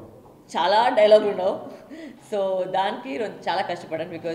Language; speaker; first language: Telugu; non-native, learner; Tamil